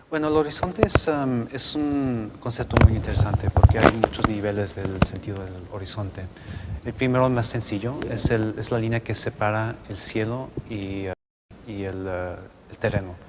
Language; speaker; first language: Spanish; non-native, local second language; English